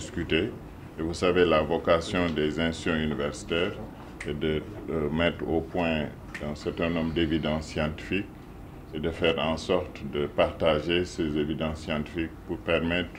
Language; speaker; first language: French; non-native, local second language; Wolof